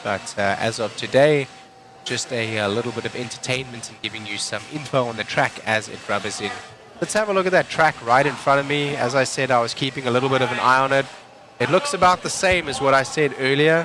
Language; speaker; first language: English; native; English